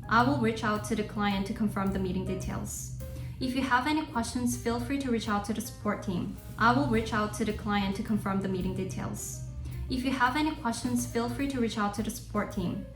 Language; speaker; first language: English; non-native, fluent; Korean